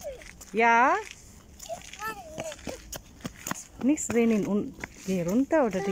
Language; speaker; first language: German; non-native, learner; Filipino